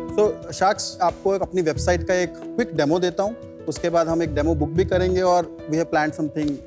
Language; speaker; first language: Hindi; native; Hindi